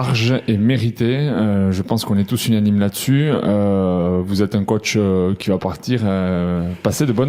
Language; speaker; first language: French; native; French